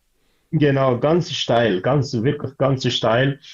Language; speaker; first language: German; non-native, learner; Tigrinya